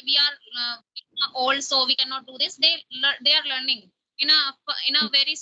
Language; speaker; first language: English; non-native, local second language; Hindi